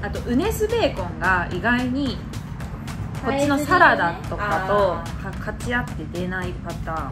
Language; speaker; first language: Japanese; native; Japanese